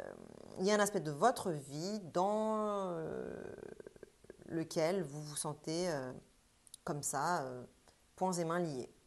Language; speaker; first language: French; native; French